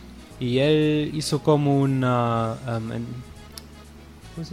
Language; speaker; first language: Spanish; non-native, fluent; German